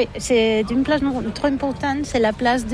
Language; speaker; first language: French; non-native, learner; Catalan